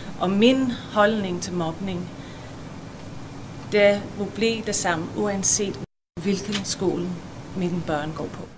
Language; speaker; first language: Danish; non-native, fluent; English